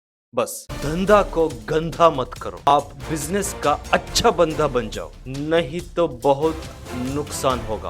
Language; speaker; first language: Hindi; non-native, local second language; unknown